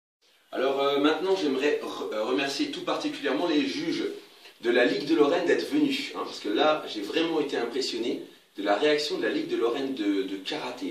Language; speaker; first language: French; native; French